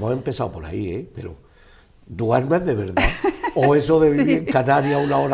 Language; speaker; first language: Spanish; native; Spanish